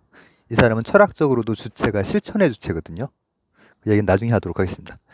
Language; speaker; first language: Korean; native; Korean